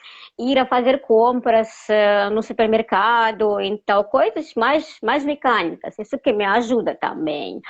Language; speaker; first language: Portuguese; non-native, fluent; Russian